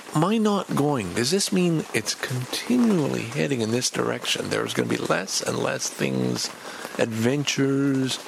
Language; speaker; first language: English; native; English